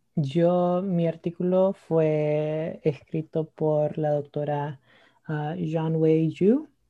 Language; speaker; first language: Spanish; early bilingual, heritage; Spanish